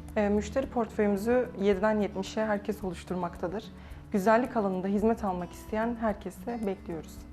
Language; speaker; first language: Turkish; native; Turkish